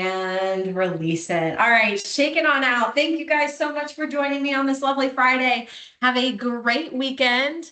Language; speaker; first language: English; native; English